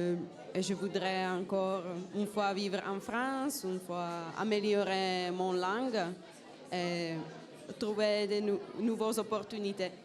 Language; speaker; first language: French; non-native, fluent; Czech